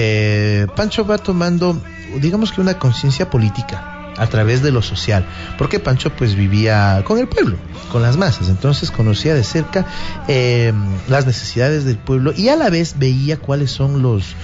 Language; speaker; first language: Spanish; native; Spanish